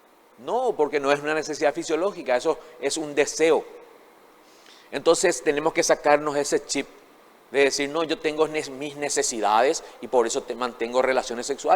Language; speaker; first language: Spanish; native; Spanish